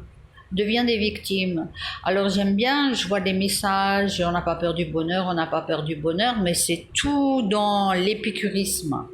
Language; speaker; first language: French; native; French